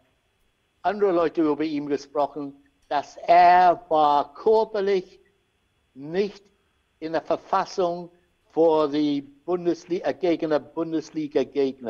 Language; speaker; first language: German; non-native, learner; English